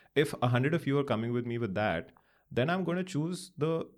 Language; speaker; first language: English; non-native, local second language; Hindi